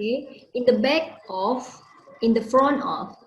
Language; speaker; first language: English; non-native, learner; Indonesian